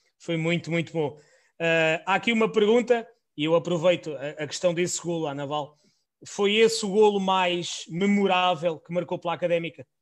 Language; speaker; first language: Portuguese; native; Portuguese